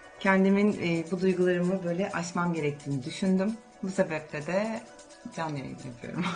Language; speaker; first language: Turkish; native; Turkish